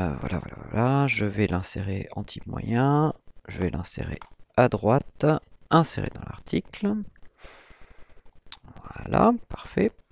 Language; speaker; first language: French; native; French